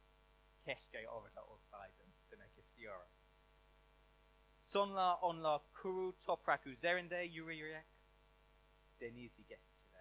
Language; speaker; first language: Turkish; non-native, learner; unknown